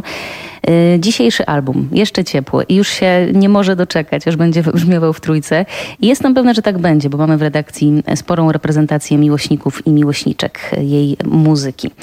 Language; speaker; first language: Polish; native; Polish